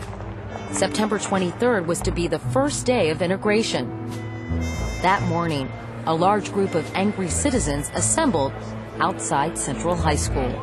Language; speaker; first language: English; native; English